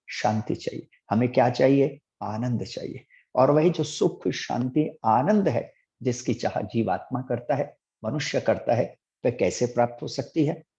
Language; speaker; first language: Hindi; native; Hindi